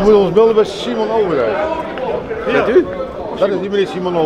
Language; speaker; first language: Dutch; native; Dutch